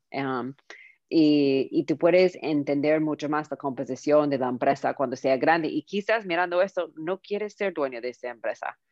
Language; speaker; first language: Spanish; non-native, fluent; English